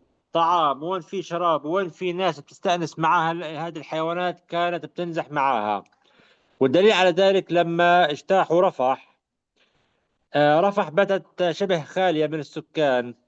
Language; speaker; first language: Arabic; native; Arabic